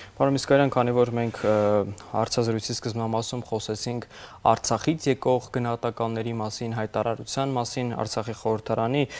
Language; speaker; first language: Armenian; native; Armenian